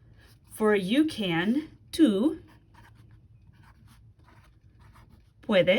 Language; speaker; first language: Spanish; non-native, fluent; English